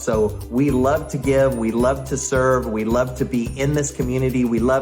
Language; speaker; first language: English; native; English